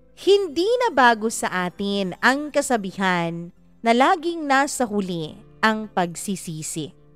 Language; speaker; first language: Filipino; non-native, local second language; Cebuano